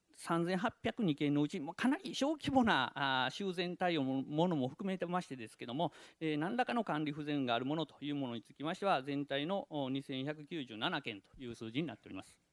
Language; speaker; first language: Japanese; native; Japanese